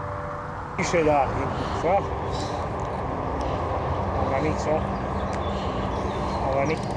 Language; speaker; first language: German; non-native, fluent; Croatian